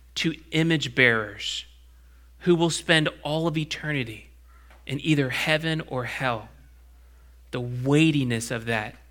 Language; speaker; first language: English; native; English